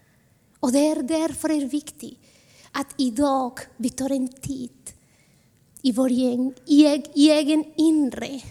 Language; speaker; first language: Swedish; non-native, fluent; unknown